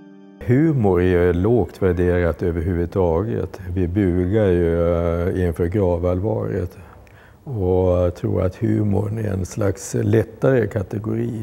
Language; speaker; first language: Swedish; native; Swedish